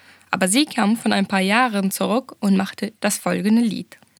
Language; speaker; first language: German; non-native, fluent; Arabic